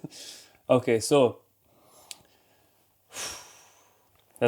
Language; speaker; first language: English; native; English